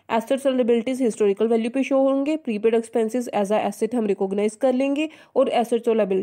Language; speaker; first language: Hindi; non-native, local second language; Punjabi